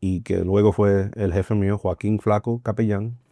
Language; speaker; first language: Spanish; early bilingual, heritage; Spanish